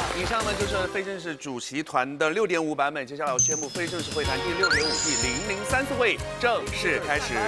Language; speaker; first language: Chinese; native; Chinese